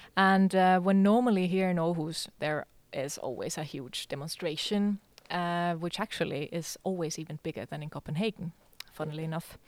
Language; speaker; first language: English; non-native, fluent; Estonian